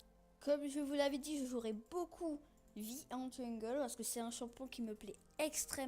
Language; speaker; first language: French; native; French